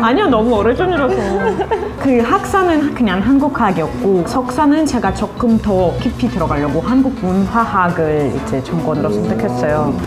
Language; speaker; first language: Korean; non-native, fluent; Russian